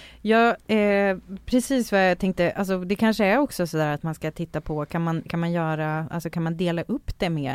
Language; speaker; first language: Swedish; native; Swedish